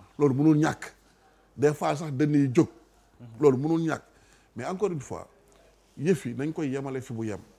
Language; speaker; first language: Wolof; non-native, local second language; Serer